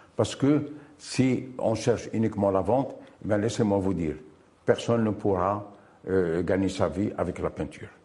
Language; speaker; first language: French; non-native, local second language; Arabic